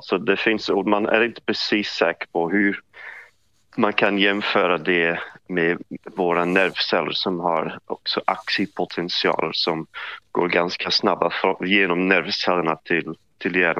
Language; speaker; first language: Swedish; non-native, fluent; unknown